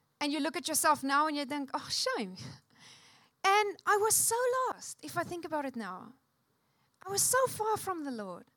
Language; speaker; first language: English; non-native, local second language; Afrikaans